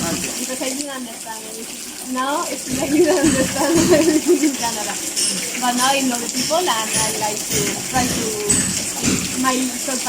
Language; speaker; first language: English; non-native, learner; Spanish